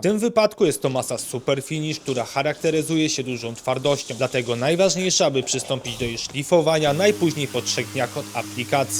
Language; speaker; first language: Polish; native; Polish